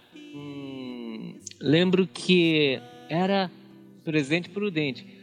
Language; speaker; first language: Portuguese; non-native, fluent; Japanese